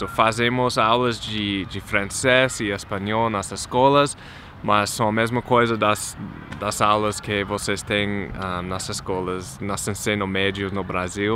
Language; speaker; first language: Portuguese; non-native, fluent; English